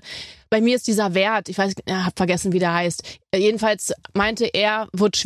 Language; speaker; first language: German; native; German